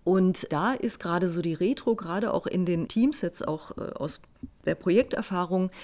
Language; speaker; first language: German; native; German